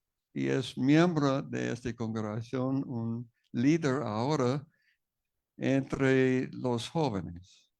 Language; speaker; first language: Spanish; non-native, fluent; English